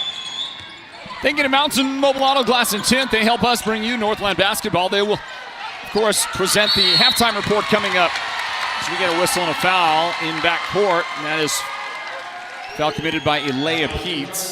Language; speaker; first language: English; native; English